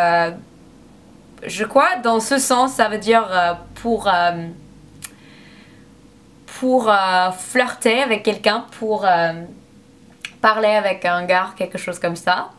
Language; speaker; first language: French; non-native, learner; English